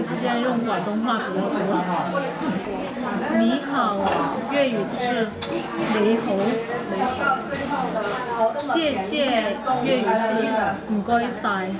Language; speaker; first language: Chinese; non-native, local second language; Cantonese